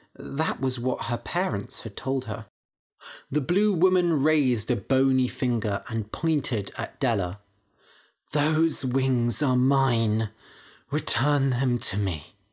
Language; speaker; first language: English; native; English